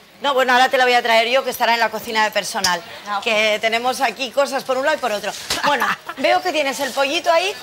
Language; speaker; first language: Spanish; native; Spanish